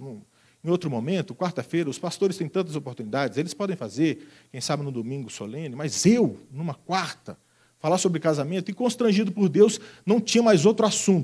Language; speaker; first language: Portuguese; native; Portuguese